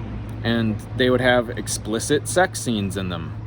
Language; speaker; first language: English; native; English